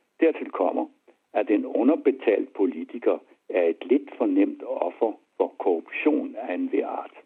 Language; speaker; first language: Danish; native; Danish